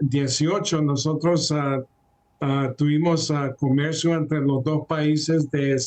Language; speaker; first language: Spanish; early bilingual, heritage; Spanish